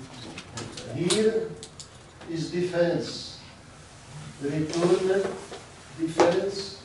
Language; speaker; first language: English; non-native, learner; Czech